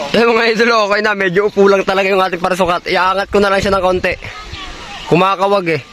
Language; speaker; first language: Filipino; native; Filipino